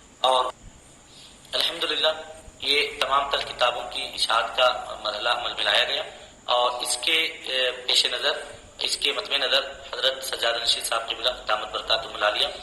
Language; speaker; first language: Urdu; native; Urdu